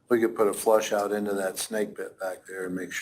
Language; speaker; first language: English; native; English